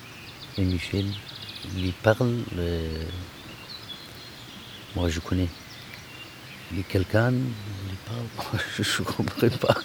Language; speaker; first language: French; non-native, learner; Kurdish